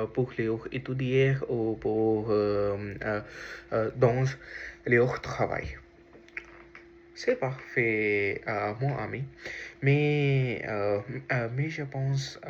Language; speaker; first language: French; non-native, learner; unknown